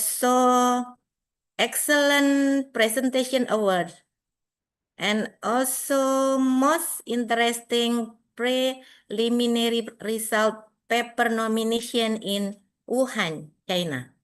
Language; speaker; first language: English; non-native, fluent; Indonesian